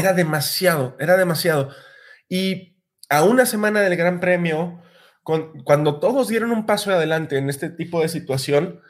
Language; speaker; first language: Spanish; native; Spanish